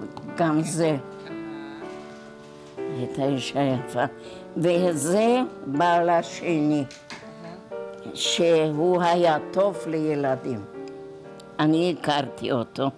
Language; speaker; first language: Hebrew; non-native, fluent; Czech